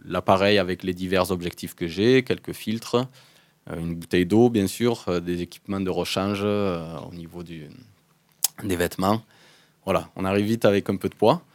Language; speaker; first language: French; native; French